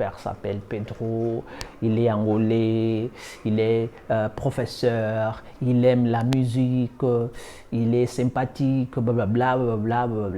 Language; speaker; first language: French; non-native, fluent; Portuguese